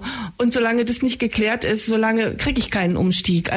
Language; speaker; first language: German; native; German